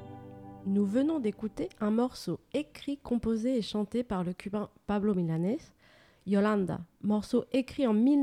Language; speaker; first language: French; native; French